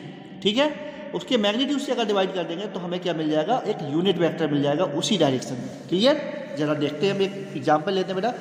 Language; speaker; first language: Hindi; native; Hindi